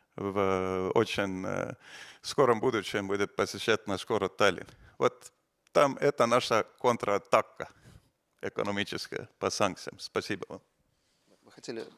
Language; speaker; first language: Russian; non-native, fluent; Estonian